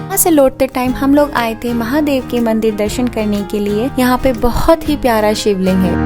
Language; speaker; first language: Hindi; native; Hindi